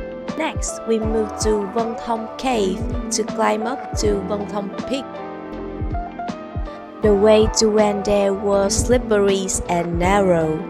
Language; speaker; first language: English; non-native, learner; Vietnamese